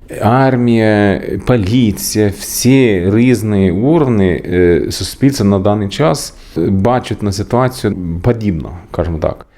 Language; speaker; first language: Ukrainian; non-native, learner; Swedish